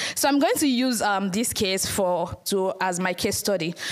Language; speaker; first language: English; non-native, local second language; Yoruba